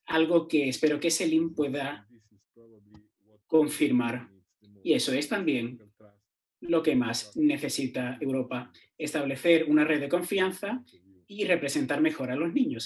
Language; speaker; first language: Spanish; non-native, fluent; Turkish